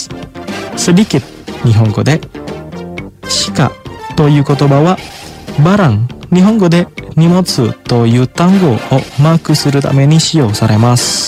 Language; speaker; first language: Japanese; non-native, fluent; Indonesian